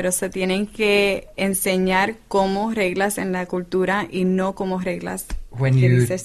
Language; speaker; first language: Spanish; non-native, fluent; English